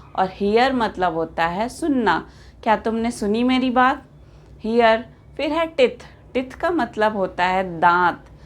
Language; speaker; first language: Hindi; native; Hindi